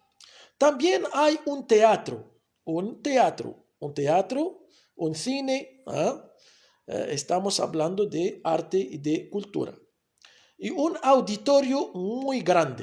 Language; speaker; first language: Spanish; non-native, fluent; Arabic